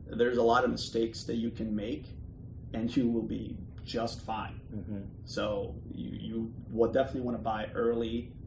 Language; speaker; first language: English; early bilingual, other home language; Bosnian